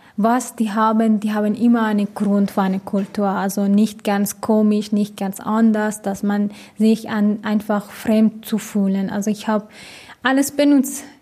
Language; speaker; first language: German; non-native, fluent; Persian